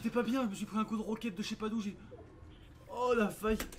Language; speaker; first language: French; native; French